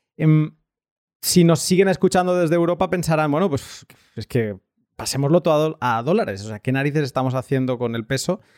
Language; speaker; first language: Spanish; native; Spanish